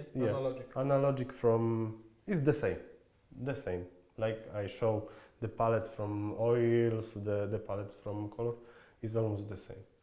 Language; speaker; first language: English; non-native, fluent; Polish